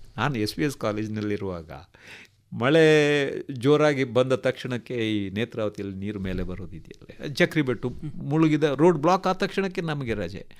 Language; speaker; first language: Kannada; non-native, local second language; Tulu